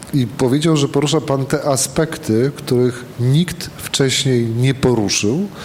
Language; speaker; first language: Polish; native; Polish